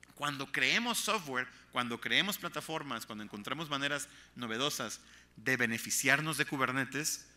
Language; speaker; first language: Spanish; native; Spanish